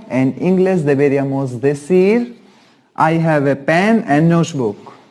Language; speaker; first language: Spanish; non-native, fluent; Hindi